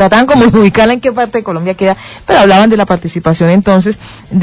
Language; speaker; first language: Spanish; native; Spanish